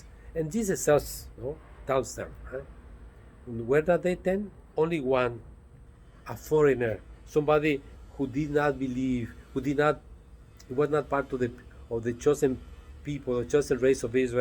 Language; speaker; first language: English; non-native, fluent; Spanish